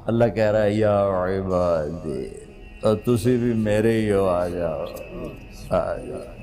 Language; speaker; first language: Urdu; non-native, local second language; Punjabi